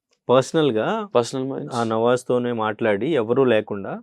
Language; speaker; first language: Telugu; native; Telugu